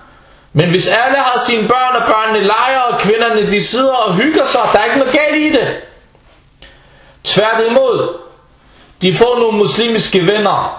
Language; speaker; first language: Danish; early bilingual, other home language; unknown